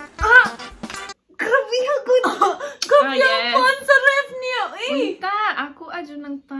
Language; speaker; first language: Cebuano; native; Cebuano